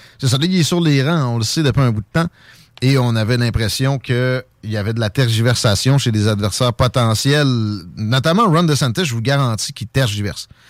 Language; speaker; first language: French; native; French